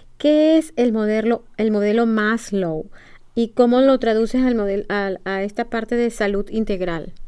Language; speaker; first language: Spanish; native; Spanish